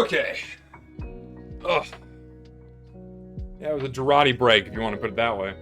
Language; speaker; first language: English; native; English